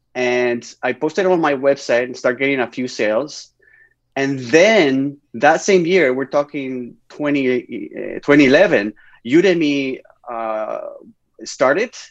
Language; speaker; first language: English; non-native, fluent; Spanish